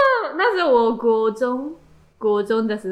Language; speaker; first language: Chinese; non-native, learner; Japanese